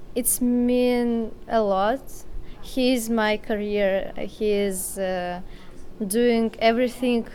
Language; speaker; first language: English; non-native, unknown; Russian